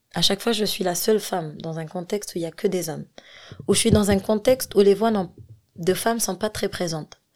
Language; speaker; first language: French; non-native, local second language; Arabic